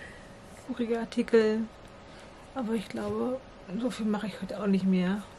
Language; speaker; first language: German; native; German